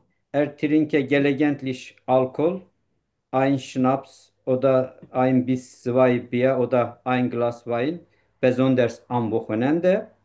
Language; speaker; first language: German; non-native, learner; Turkish